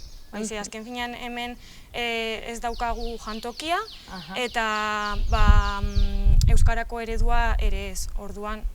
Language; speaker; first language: Basque; non-native, local second language; Spanish